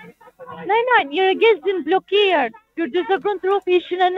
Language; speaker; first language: German; non-native, learner; Italian